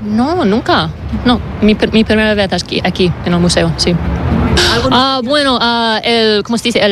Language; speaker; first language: Spanish; non-native, learner; English